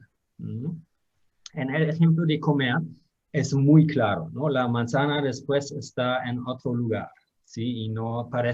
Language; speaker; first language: Spanish; non-native, fluent; German